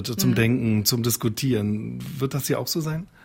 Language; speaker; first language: German; native; German